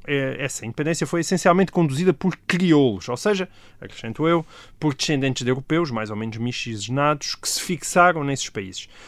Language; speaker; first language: Portuguese; native; Portuguese